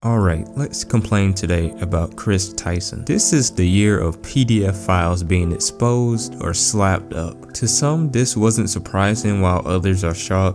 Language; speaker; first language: English; native; English